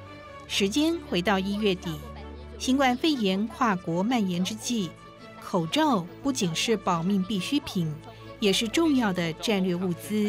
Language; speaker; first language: Chinese; native; Chinese